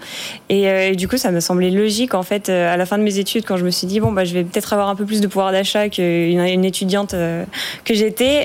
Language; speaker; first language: French; native; French